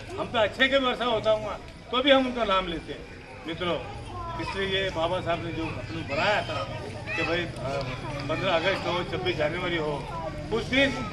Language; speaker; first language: Hindi; non-native, local second language; Marathi